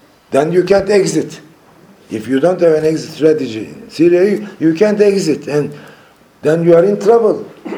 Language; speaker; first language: English; non-native, fluent; Turkish